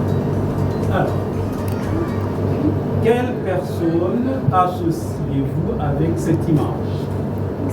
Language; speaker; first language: French; non-native, fluent; Tswana